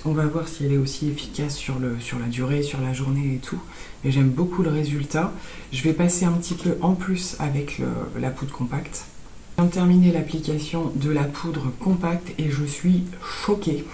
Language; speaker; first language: French; native; French